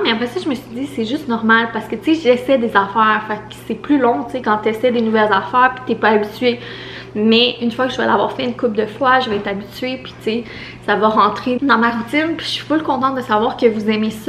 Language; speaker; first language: French; native; French